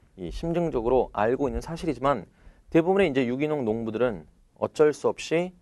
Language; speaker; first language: Korean; native; Korean